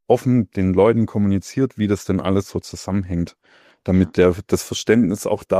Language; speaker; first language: German; native; German